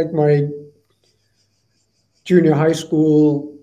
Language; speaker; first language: English; native; English